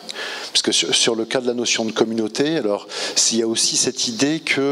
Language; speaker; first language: French; native; French